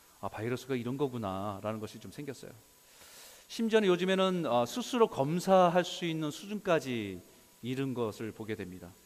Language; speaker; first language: Korean; native; Korean